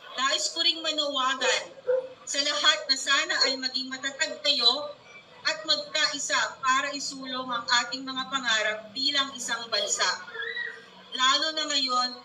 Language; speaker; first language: Filipino; non-native, local second language; Cebuano